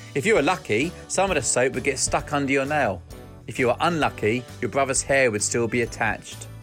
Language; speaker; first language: English; native; English